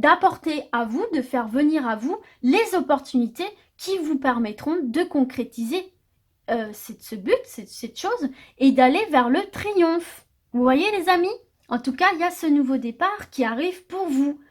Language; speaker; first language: French; native; French